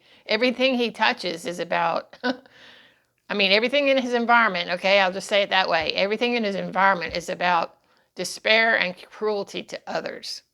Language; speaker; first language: English; native; English